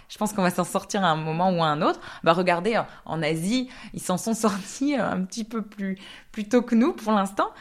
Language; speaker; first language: French; native; French